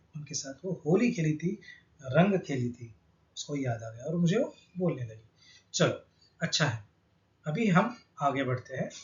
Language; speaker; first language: Hindi; non-native, local second language; Marathi